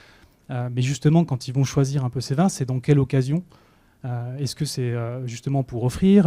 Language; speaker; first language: French; native; French